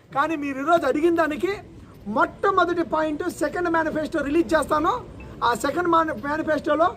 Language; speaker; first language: Telugu; native; Telugu